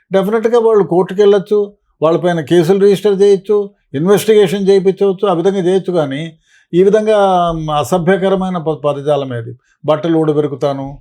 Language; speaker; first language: Telugu; native; Telugu